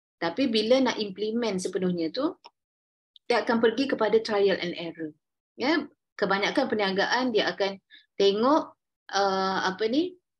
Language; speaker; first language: Malay; native; Malay